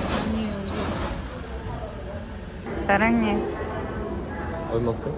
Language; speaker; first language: Korean; non-native, learner; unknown